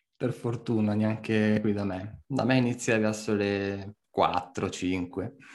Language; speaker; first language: Italian; native; Italian